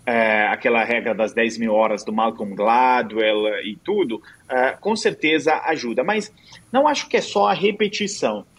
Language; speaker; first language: Portuguese; non-native, fluent; Italian